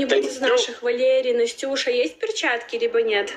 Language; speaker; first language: Russian; native; Russian